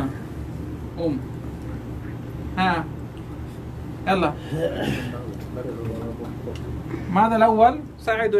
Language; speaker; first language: Arabic; non-native, fluent; Bangla